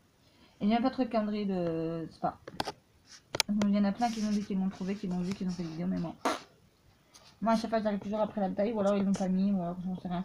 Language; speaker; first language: French; native; French